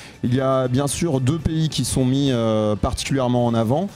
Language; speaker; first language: French; native; French